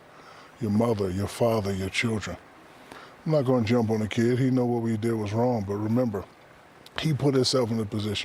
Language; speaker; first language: English; native; English